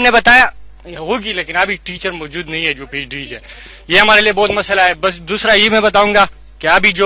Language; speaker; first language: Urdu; non-native, local second language; Pashto